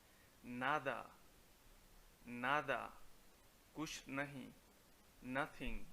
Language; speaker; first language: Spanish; non-native, fluent; Punjabi